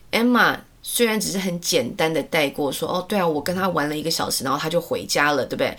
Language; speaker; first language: Chinese; early bilingual, heritage; Chinese